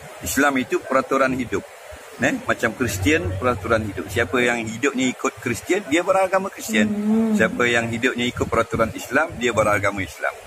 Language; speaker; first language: Malay; native; Malay